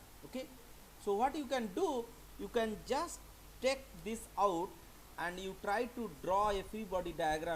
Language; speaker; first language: English; non-native, local second language; Bangla